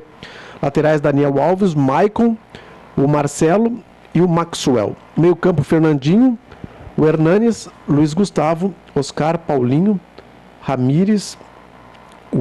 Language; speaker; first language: Portuguese; native; Portuguese